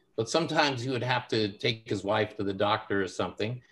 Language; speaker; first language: English; native; English